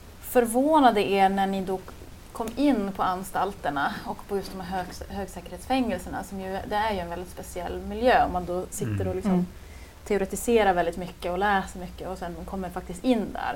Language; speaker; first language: Swedish; native; Swedish